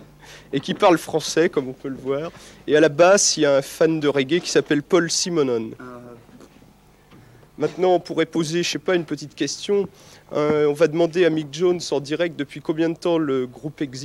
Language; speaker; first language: French; native; French